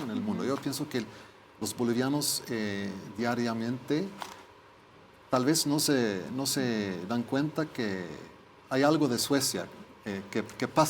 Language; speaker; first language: Spanish; non-native, fluent; Swedish